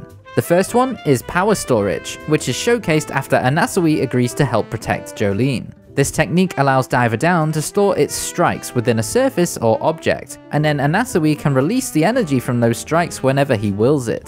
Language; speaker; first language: English; native; English